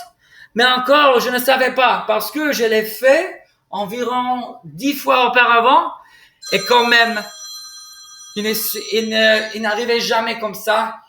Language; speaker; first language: French; non-native, fluent; English